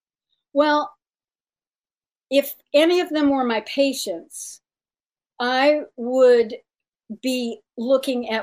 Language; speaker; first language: English; native; English